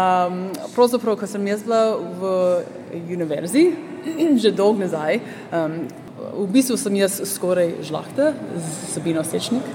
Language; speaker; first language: Slovenian; early bilingual, heritage; Slovenian